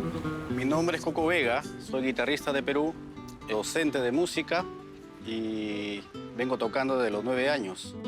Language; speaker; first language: Spanish; native; Spanish